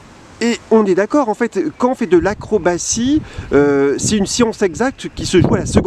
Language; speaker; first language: French; native; French